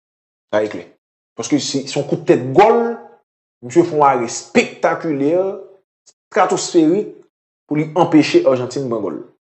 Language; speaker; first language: French; non-native, local second language; Haitian Creole